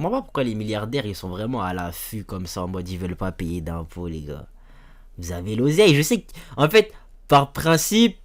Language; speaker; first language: French; native; French